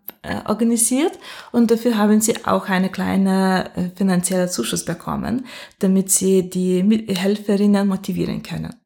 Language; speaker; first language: German; non-native, fluent; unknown